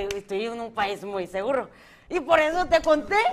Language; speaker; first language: Spanish; non-native, fluent; Korean